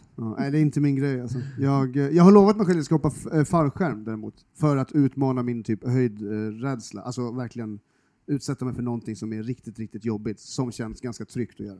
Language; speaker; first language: Swedish; native; Swedish